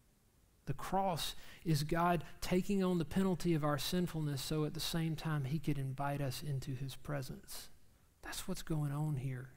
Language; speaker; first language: English; native; English